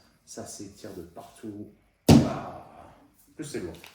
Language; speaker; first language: French; native; French